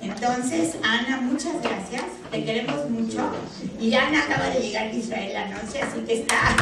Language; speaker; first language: Spanish; native; Spanish